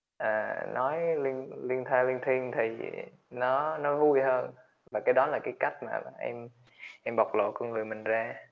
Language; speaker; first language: Vietnamese; native; Vietnamese